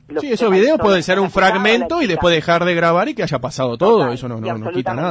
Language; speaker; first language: Spanish; native; Spanish